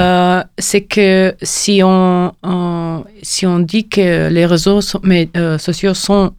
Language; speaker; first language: French; non-native, fluent; Romanian